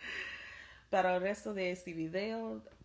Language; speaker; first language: Spanish; non-native, learner; English